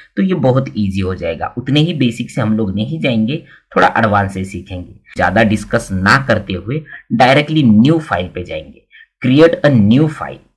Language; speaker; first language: Hindi; non-native, local second language; Marathi